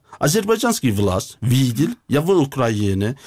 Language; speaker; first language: Russian; non-native, learner; Azerbaijani